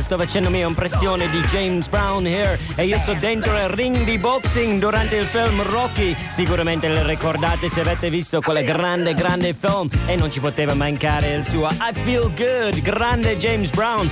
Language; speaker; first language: Italian; non-native, fluent; English